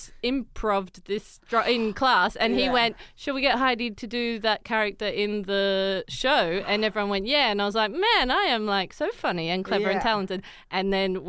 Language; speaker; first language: English; native; English